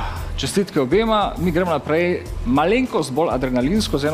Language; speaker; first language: Slovenian; native; Slovenian